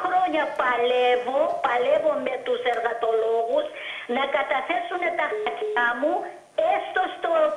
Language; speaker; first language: Greek; early bilingual, heritage; Greek